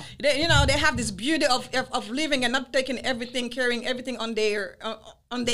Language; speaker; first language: English; non-native, fluent; Wolof